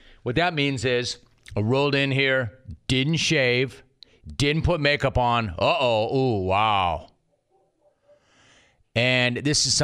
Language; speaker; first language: English; native; English